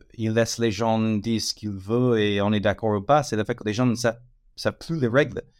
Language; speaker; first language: French; non-native, fluent; English